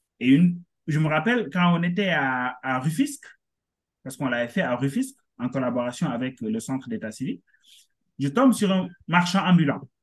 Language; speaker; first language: French; non-native, local second language; Wolof